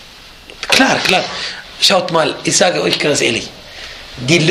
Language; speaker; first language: German; non-native, fluent; Arabic